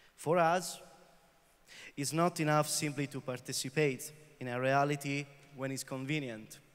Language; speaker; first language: English; non-native, fluent; Italian